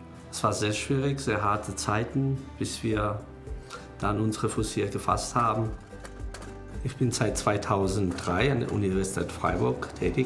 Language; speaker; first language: German; non-native, fluent; Armenian